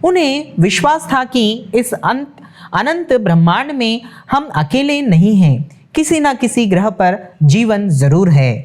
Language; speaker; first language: Hindi; non-native, local second language; Telugu